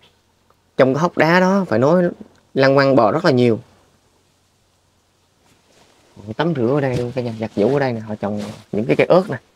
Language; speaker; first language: Vietnamese; native; Vietnamese